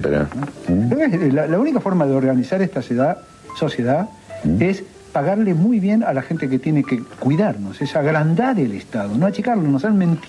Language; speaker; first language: Spanish; native; Spanish